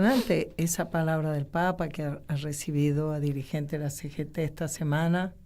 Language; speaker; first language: Spanish; native; Spanish